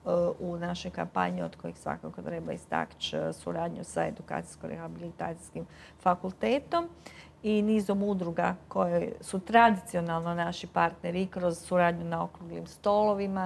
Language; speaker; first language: Croatian; native; Croatian